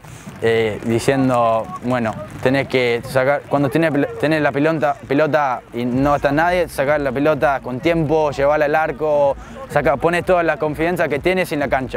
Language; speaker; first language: Spanish; non-native, learner; English